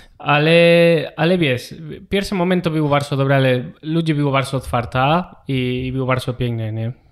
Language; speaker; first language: Polish; non-native, learner; Spanish